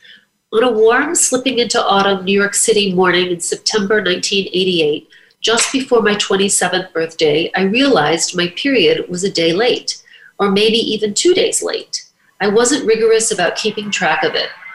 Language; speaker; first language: English; native; English